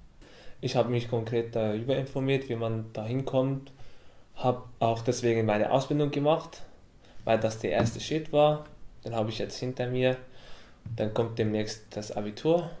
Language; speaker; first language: German; non-native, fluent; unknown